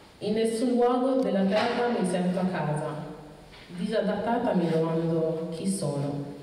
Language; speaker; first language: Italian; early bilingual, other home language; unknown